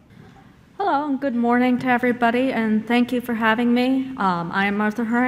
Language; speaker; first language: English; native; English